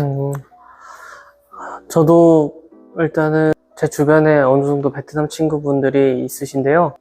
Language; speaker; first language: Korean; native; Korean